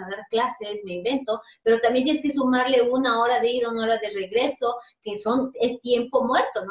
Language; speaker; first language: Spanish; native; Spanish